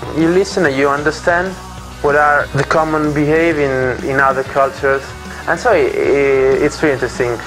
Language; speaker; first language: English; non-native, fluent; Italian